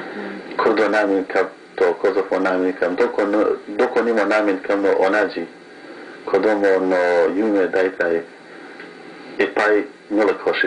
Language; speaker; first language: Japanese; non-native, learner; Kurdish